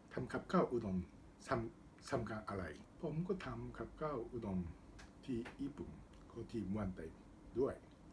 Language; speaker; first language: Thai; non-native, learner; Japanese